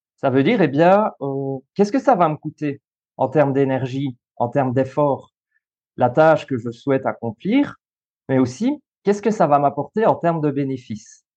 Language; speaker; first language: French; native; French